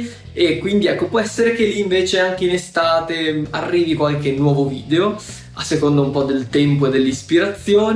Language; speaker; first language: Italian; native; Italian